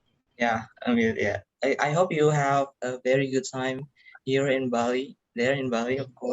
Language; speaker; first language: English; non-native, learner; Indonesian